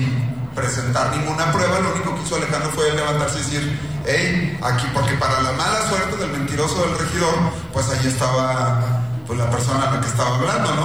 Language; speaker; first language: Spanish; native; Spanish